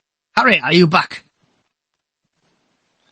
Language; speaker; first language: English; native; English